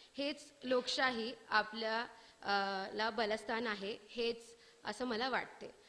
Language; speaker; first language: Marathi; non-native, local second language; Tamil